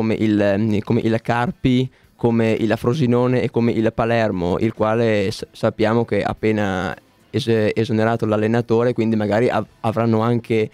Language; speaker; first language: Italian; native; Italian